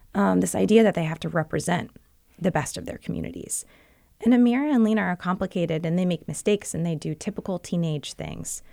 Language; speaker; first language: English; native; English